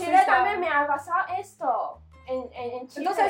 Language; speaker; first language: Spanish; non-native, learner; Chinese